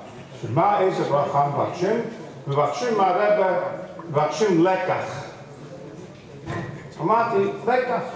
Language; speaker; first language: Hebrew; non-native, fluent; English